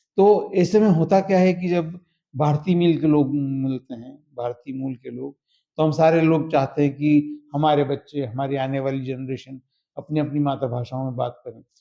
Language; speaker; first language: Hindi; native; Hindi